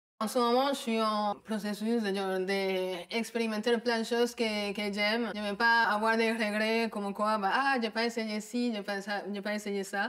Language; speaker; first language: French; non-native, fluent; Spanish